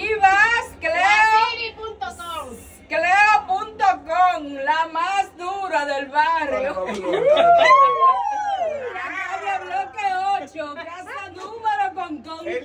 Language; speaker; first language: Spanish; native; Spanish